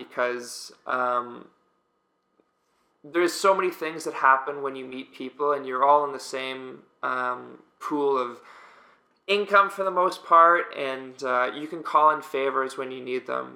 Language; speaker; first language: English; native; English